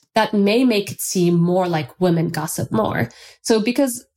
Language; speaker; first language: English; non-native, fluent; Turkish